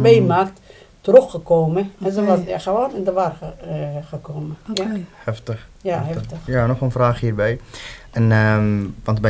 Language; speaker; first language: Dutch; non-native, learner; Somali